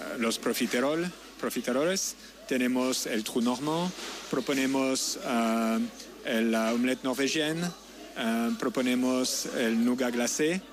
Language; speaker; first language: Spanish; non-native, learner; French